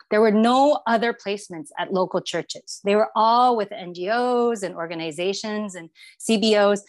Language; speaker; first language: English; non-native, fluent; Chinese